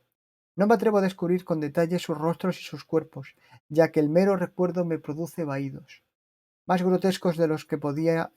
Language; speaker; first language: Spanish; native; Spanish